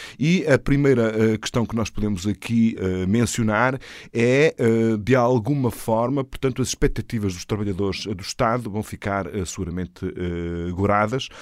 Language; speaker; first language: Portuguese; native; Portuguese